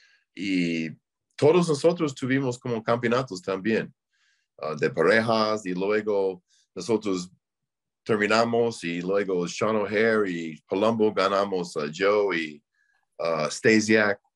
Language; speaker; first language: Spanish; non-native, learner; English